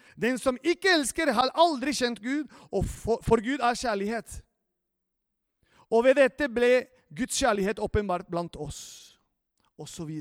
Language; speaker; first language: Norwegian; non-native, fluent; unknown